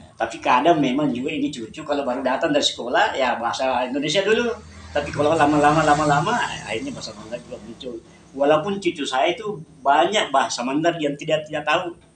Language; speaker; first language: Indonesian; non-native, local second language; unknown